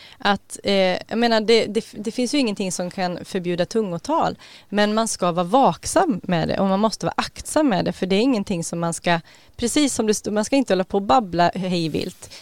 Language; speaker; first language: Swedish; native; Swedish